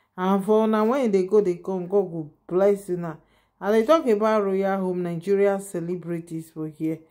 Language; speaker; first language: Nigerian Pidgin; non-native, local second language; Yoruba